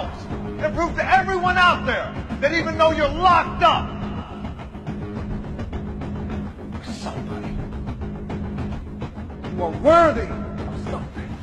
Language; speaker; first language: English; native; English